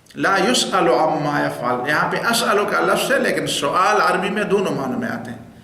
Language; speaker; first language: Urdu; non-native, local second language; Pashto